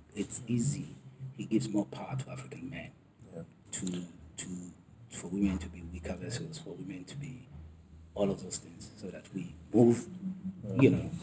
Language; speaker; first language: English; non-native, local second language; Yoruba